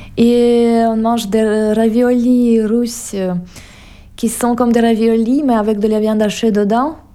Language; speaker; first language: French; non-native, fluent; Russian